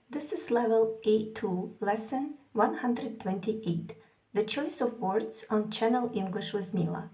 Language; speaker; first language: English; non-native, fluent; Ukrainian